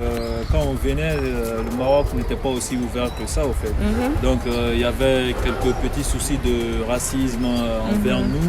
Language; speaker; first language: French; non-native, local second language; Bambara